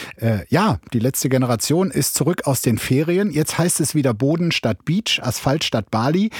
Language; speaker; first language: German; native; German